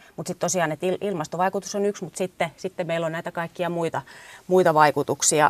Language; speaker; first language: Finnish; native; Finnish